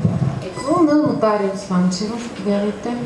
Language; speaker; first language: Bulgarian; native; Bulgarian